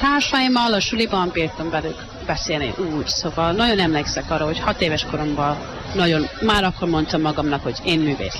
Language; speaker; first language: Hungarian; early bilingual, heritage; Hungarian